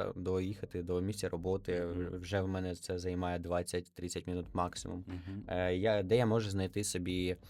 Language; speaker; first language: Ukrainian; native; Ukrainian